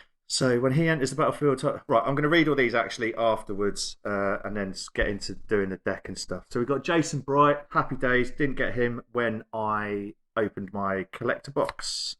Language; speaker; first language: English; native; English